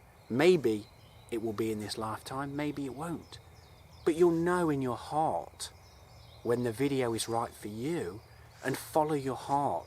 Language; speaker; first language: English; native; English